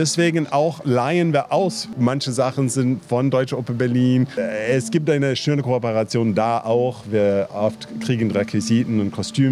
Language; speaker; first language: German; non-native, learner; English